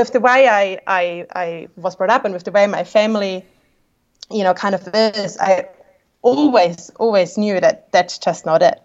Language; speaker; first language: English; non-native, fluent; German